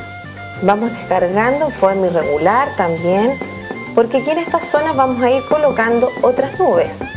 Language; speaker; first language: Spanish; native; Spanish